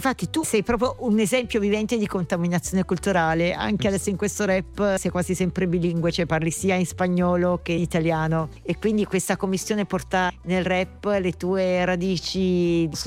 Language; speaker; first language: Italian; native; Italian